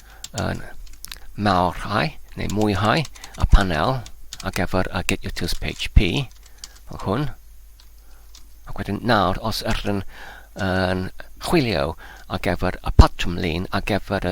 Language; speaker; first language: Welsh; non-native, learner; Polish